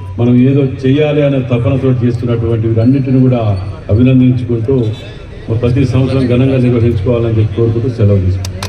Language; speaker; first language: Telugu; native; Telugu